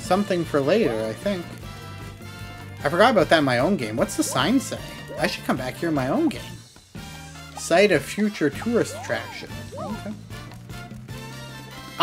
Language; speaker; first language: English; native; English